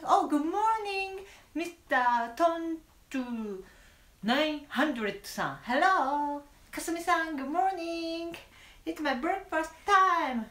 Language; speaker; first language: English; non-native, learner; Japanese